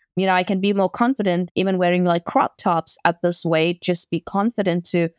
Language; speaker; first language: English; native; English